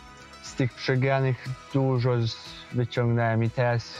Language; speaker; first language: Polish; early bilingual, heritage; Polish